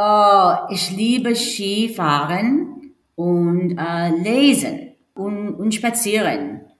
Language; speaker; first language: German; non-native, learner; English